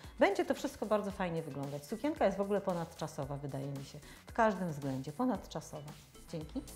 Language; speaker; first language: Polish; native; Polish